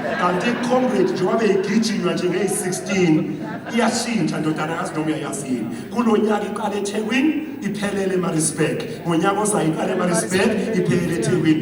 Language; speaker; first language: Zulu; native; Zulu